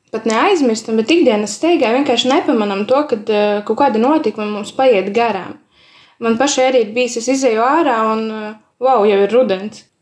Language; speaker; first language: Latvian; native; Latvian